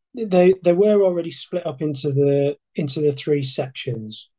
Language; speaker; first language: English; native; English